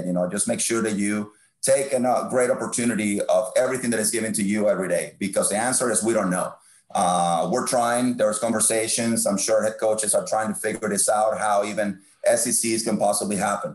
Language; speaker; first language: English; non-native, fluent; Spanish